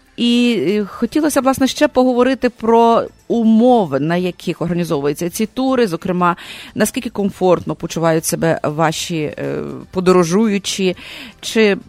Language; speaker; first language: Ukrainian; native; Ukrainian